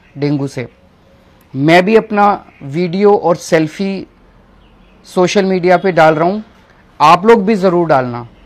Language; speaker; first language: Hindi; native; Hindi